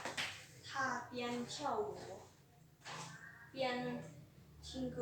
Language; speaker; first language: Chinese; non-native, learner; Lao